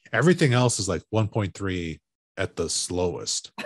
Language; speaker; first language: English; native; English